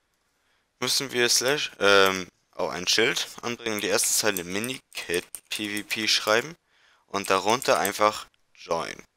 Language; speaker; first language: German; native; German